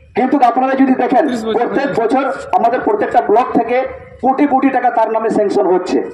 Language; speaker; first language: Bangla; non-native, local second language; Santali